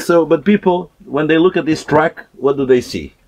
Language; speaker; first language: English; non-native, learner; Portuguese